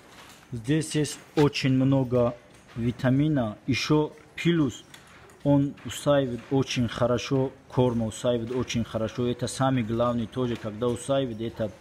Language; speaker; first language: Russian; non-native, fluent; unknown